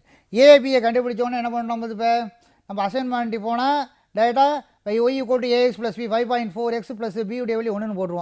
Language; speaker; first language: Tamil; native; Tamil